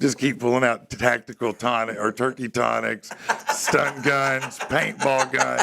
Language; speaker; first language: English; native; English